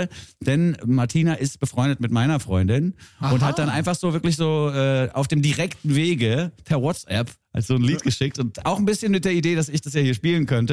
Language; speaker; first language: German; native; German